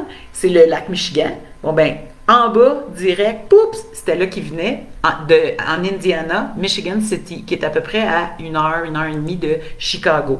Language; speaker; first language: French; native; French